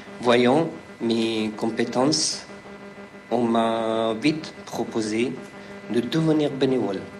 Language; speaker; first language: French; non-native, fluent; Persian